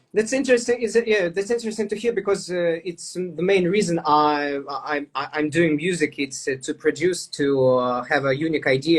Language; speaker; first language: English; non-native, fluent; Ukrainian